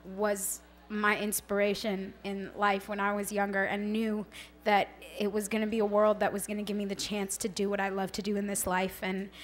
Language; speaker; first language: English; early bilingual, other home language; Spanish